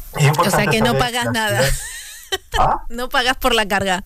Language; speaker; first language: Spanish; native; Spanish